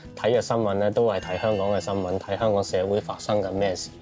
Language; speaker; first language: Cantonese; early bilingual, other home language; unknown